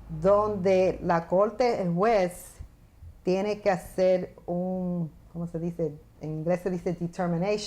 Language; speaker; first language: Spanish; early bilingual, heritage; Spanish